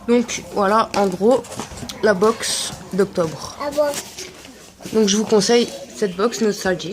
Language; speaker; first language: French; native; French